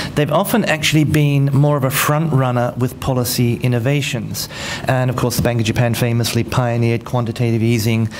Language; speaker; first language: English; native; English